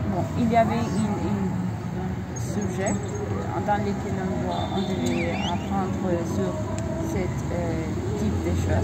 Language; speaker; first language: French; non-native, learner; Spanish